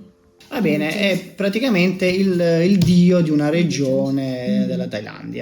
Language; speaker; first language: Italian; native; Italian